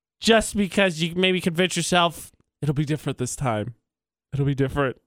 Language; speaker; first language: English; native; English